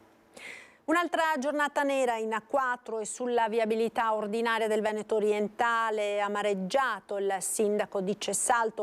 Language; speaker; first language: Italian; native; Italian